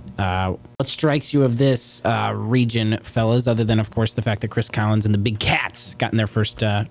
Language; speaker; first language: English; native; English